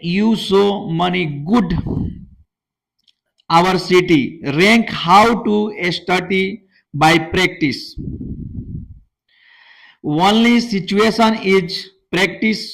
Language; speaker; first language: English; non-native, local second language; Hindi